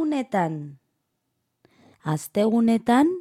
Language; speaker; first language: Basque; non-native, learner; Spanish